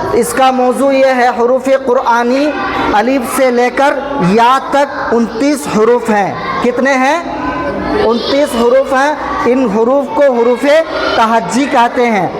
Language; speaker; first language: Urdu; native; Urdu